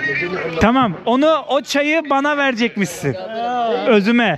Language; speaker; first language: Turkish; native; Turkish